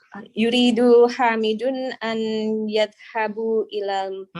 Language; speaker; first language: Arabic; non-native, learner; Indonesian